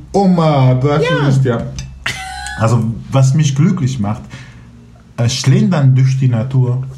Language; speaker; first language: German; non-native, fluent; Kurdish